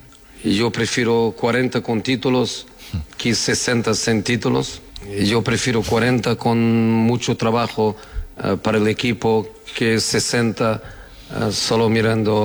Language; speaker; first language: Spanish; non-native, fluent; Portuguese